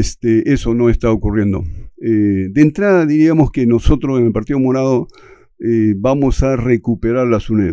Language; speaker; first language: Spanish; native; Spanish